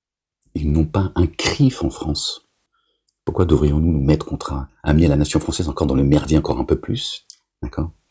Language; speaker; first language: French; native; French